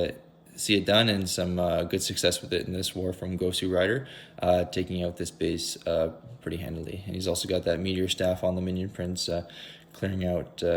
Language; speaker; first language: English; native; English